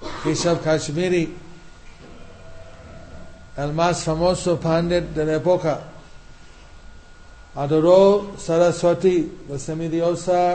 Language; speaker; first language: Spanish; non-native, fluent; English